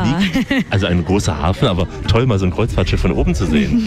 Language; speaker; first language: German; native; German